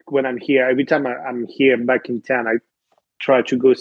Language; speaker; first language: English; non-native, fluent; French